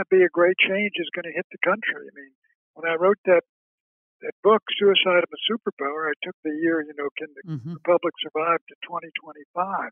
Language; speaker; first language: English; native; English